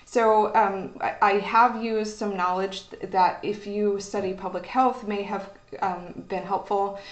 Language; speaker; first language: English; native; English